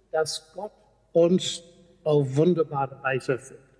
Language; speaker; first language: German; non-native, fluent; English